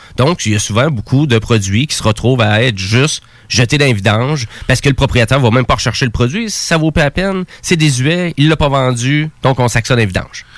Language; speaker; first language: French; native; French